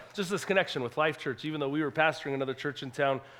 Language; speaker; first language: English; native; English